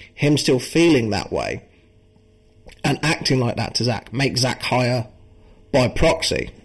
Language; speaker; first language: English; native; English